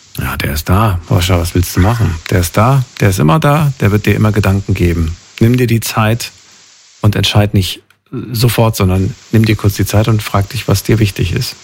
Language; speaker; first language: German; native; German